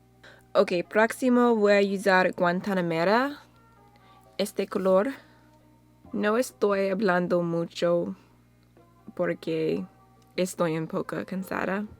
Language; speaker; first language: Spanish; non-native, learner; English